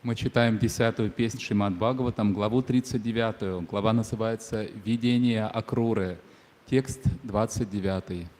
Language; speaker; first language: Russian; native; Russian